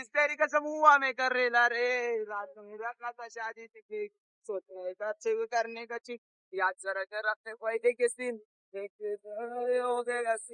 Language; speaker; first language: Hindi; non-native, local second language; Marathi